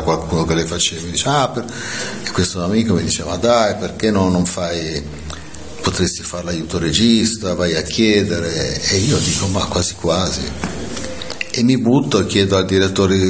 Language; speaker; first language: Italian; native; Italian